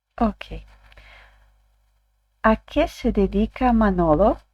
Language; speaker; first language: Spanish; non-native, learner; Ukrainian